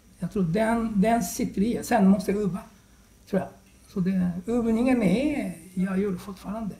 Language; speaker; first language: Swedish; non-native, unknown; Japanese